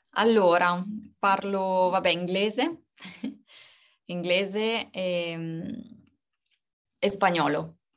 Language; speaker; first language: Italian; native; Italian